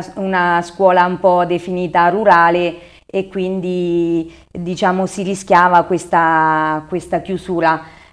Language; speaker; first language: Italian; native; Italian